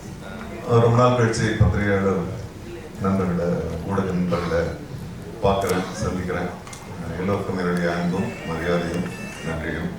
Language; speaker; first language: Tamil; native; Tamil